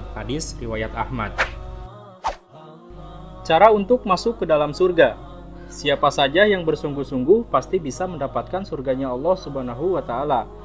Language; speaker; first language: Indonesian; native; Indonesian